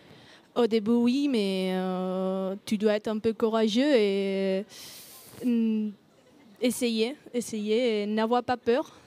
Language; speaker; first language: French; non-native, learner; Spanish